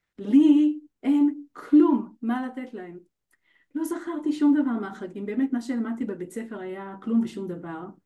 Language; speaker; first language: Hebrew; native; Hebrew